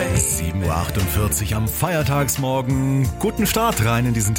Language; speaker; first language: German; native; German